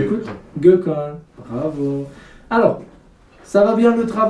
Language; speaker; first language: French; non-native, fluent; Kurdish